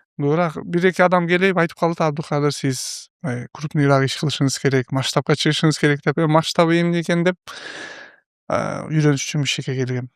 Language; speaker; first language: Kyrgyz; non-native, local second language; Uzbek